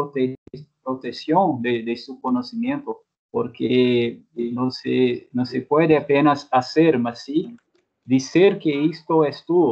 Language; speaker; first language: Spanish; non-native, fluent; Portuguese